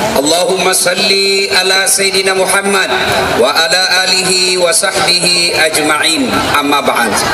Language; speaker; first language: Indonesian; non-native, local second language; Buginese